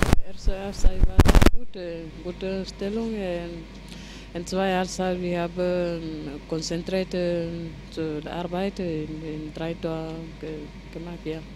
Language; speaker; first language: German; non-native, learner; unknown